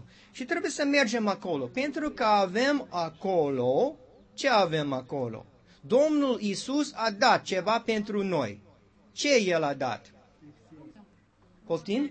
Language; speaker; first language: Romanian; non-native, learner; English